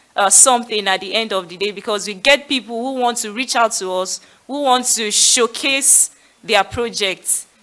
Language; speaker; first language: English; non-native, local second language; Yoruba